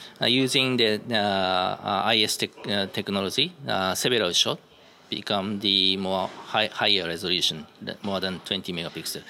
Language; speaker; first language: English; non-native, learner; Japanese